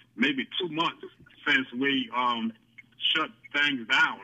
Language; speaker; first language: English; native; English